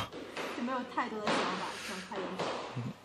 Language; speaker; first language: Chinese; native; Chinese